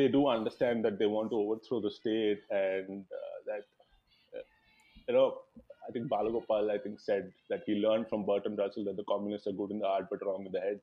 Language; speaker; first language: English; non-native, local second language; Telugu